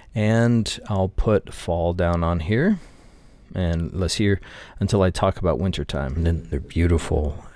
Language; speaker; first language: English; native; English